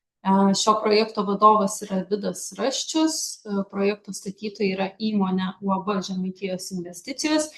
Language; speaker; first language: Lithuanian; native; Lithuanian